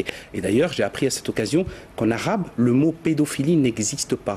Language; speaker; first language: French; native; French